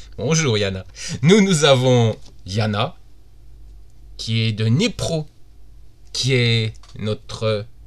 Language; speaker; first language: French; native; French